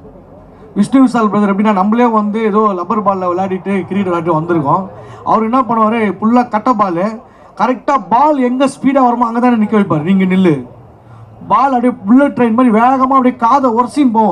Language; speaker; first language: Tamil; native; Tamil